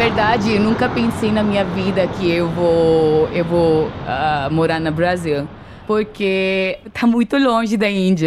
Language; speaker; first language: Portuguese; non-native, learner; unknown